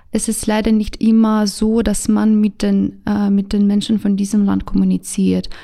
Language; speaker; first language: German; non-native, fluent; Russian